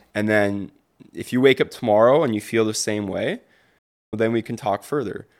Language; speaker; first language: English; native; English